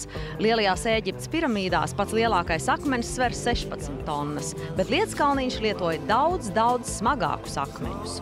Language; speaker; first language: Latvian; native; Latvian